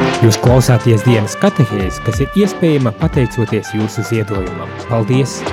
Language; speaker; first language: Latvian; native; Latvian